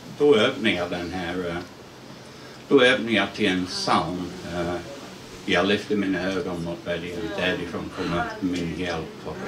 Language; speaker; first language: Swedish; non-native, fluent; English